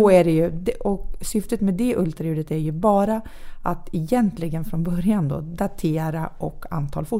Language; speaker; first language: Swedish; native; Swedish